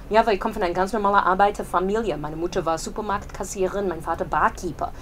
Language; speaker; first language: German; non-native, fluent; English